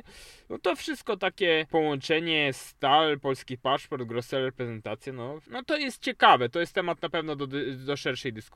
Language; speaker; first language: Polish; native; Polish